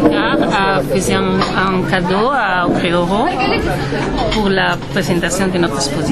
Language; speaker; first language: French; non-native, learner; Spanish